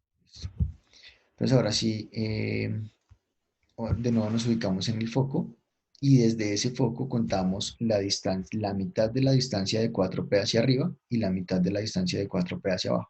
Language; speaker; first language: Spanish; native; Spanish